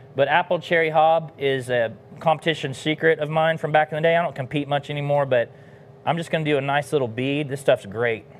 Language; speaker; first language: English; native; English